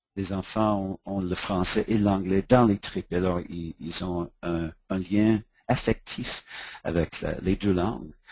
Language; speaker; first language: French; non-native, local second language; English